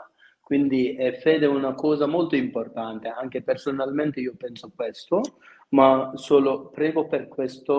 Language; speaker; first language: Italian; non-native, fluent; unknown